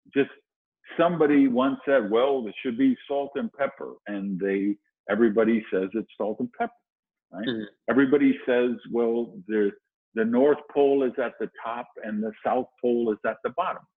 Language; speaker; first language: English; native; English